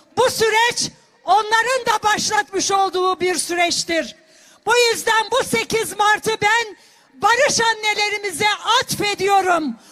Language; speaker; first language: Turkish; non-native, local second language; Kurdish